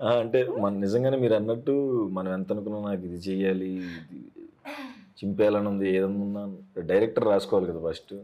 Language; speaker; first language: Telugu; native; Telugu